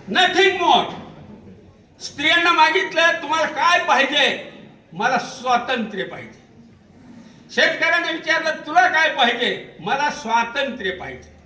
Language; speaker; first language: Marathi; non-native, local second language; Urdu